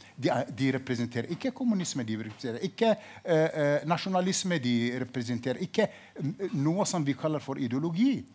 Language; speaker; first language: Norwegian; non-native, fluent; Arabic